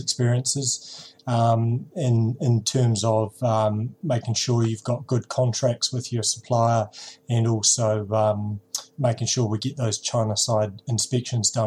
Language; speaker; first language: English; native; English